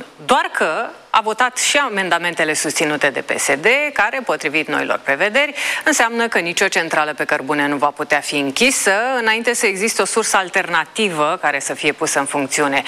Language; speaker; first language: Romanian; native; Romanian